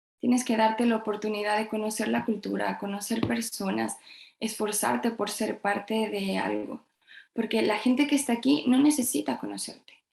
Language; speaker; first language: Spanish; early bilingual, heritage; Spanish